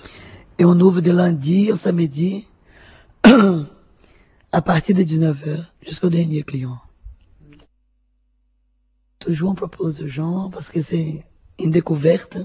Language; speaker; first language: French; non-native, fluent; Portuguese